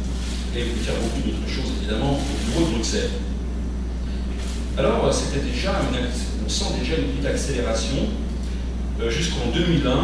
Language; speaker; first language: French; native; French